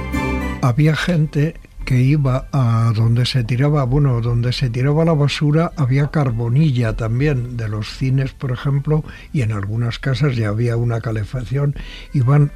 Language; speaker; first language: Spanish; native; Spanish